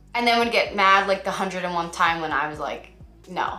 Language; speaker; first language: English; native; English